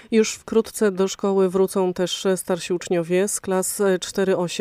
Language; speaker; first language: Polish; native; Polish